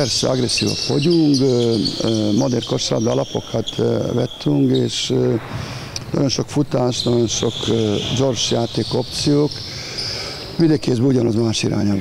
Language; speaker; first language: Hungarian; non-native, fluent; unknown